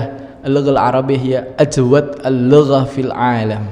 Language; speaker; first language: Arabic; non-native, learner; Indonesian